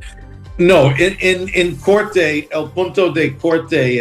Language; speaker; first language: Spanish; non-native, learner; English